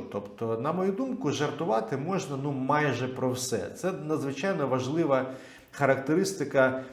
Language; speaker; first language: Ukrainian; non-native, local second language; Russian